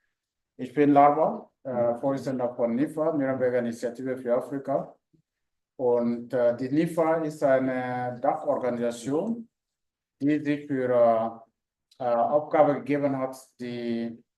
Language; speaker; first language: German; non-native, fluent; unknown